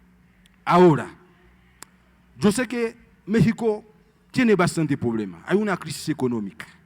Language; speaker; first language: Spanish; non-native, fluent; Haitian Creole